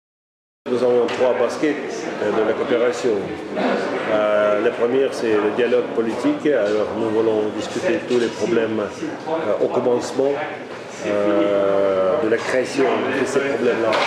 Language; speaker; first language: French; non-native, fluent; Russian